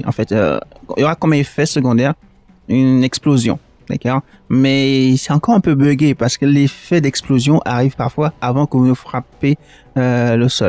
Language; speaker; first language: French; native; French